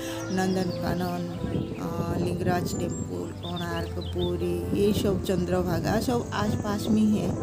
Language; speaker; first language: Hindi; non-native, local second language; Odia